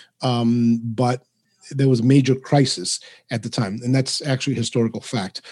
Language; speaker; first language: English; early bilingual, other home language; Spanish